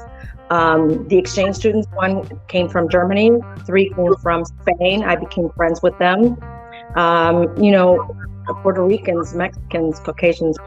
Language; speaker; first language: English; early bilingual, other home language; Spanish